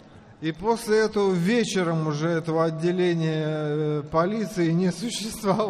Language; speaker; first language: Russian; native; Russian